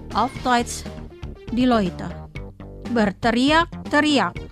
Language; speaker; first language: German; non-native, fluent; Indonesian